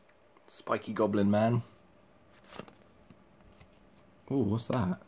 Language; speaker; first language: English; native; English